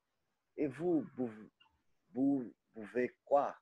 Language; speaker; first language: French; non-native, learner; Portuguese